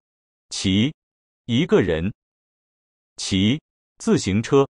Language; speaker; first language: Chinese; non-native, learner; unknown